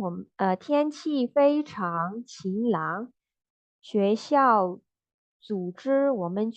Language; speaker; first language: Chinese; non-native, learner; Burmese